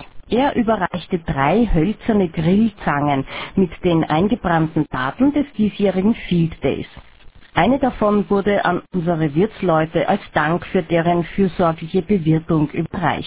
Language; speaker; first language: German; native; German